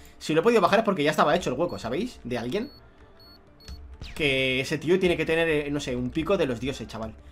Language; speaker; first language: Spanish; native; Spanish